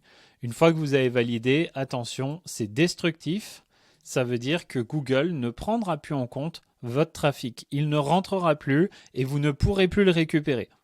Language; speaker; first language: French; native; French